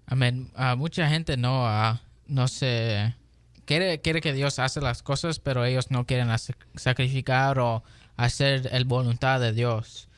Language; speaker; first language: Spanish; early bilingual, heritage; Spanish